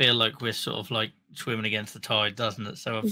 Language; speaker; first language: English; native; English